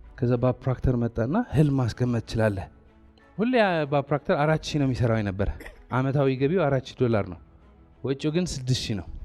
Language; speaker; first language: Amharic; non-native, local second language; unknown